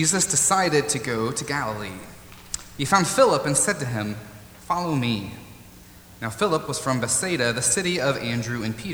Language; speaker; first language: English; native; English